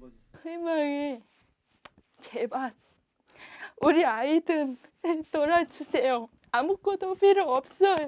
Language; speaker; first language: Korean; non-native, learner; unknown